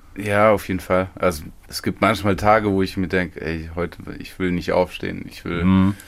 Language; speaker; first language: German; native; German